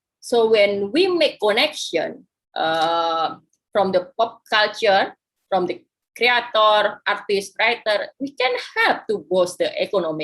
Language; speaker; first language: English; non-native, fluent; Indonesian